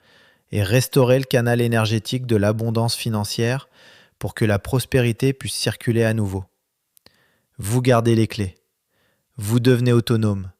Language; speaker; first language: French; native; French